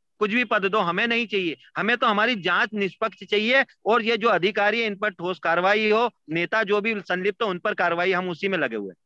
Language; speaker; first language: Hindi; native; Hindi